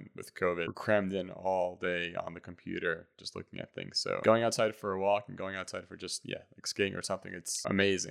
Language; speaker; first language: English; native; English